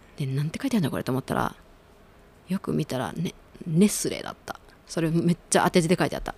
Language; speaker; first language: Japanese; native; Japanese